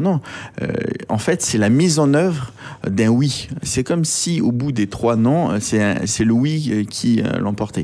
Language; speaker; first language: French; native; French